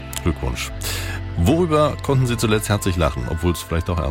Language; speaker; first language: German; native; German